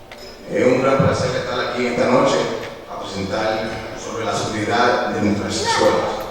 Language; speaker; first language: Spanish; early bilingual, heritage; Spanish